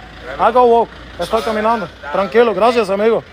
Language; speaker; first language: Spanish; non-native, learner; Bulgarian